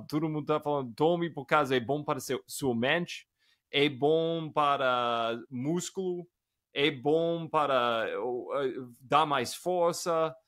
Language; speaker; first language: Portuguese; non-native, fluent; English